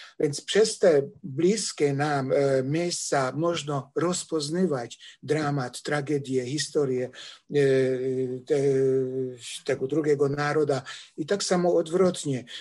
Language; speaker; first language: Polish; non-native, fluent; Hungarian